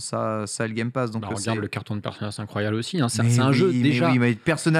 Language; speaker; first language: French; native; French